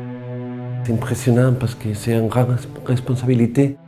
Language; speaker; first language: French; non-native, learner; Spanish